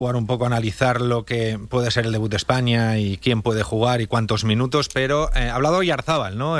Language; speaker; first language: Spanish; native; Spanish